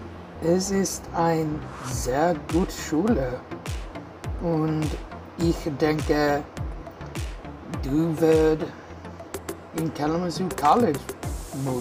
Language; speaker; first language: German; non-native, learner; English